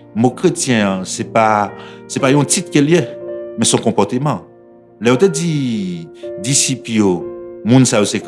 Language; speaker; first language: French; non-native, local second language; Haitian Creole